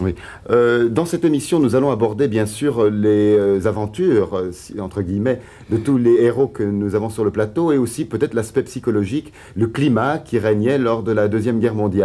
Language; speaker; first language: French; native; French